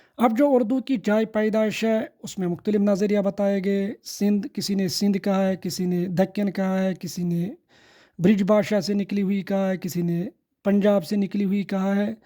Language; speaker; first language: Urdu; non-native, local second language; Kashmiri